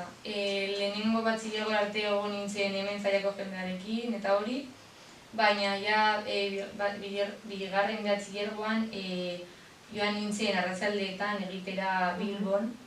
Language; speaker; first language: Basque; non-native, local second language; Spanish